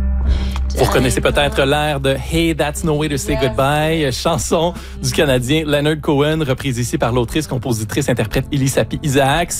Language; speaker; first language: French; native; French